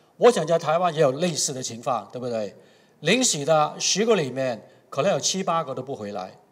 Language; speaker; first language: Chinese; non-native, local second language; Cantonese